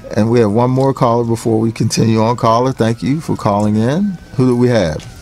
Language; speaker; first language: English; native; English